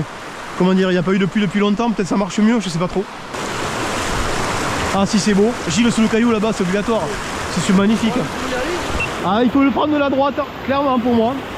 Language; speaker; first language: French; native; French